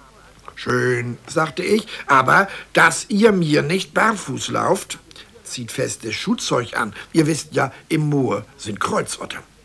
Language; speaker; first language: German; native; German